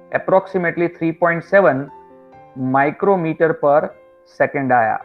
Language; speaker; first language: Hindi; non-native, local second language; Gujarati